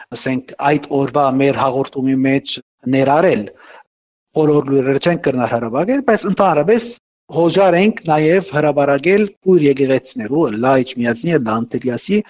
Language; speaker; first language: Armenian; early bilingual, heritage; Armenian